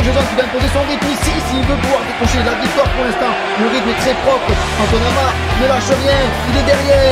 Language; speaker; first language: French; native; French